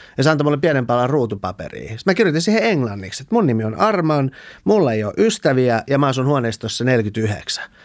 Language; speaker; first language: Finnish; early bilingual, other home language; Persian